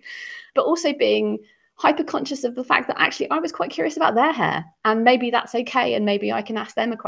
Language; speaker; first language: English; native; English